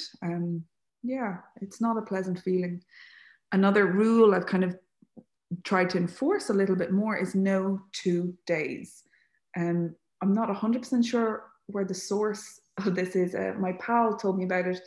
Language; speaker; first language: English; native; English